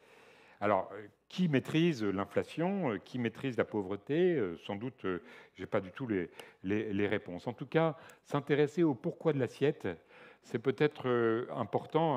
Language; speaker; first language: French; native; French